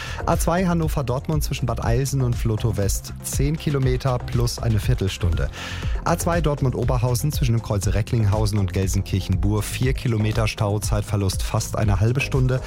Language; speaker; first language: German; native; German